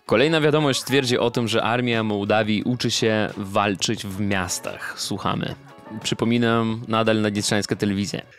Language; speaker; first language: Polish; non-native, fluent; Russian